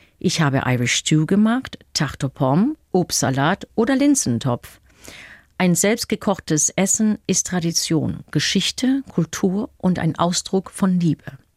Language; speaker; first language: German; non-native, fluent; English